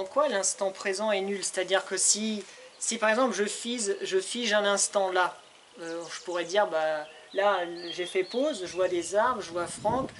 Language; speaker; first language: French; native; French